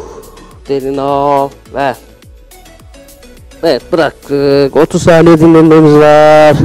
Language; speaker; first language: Turkish; native; Turkish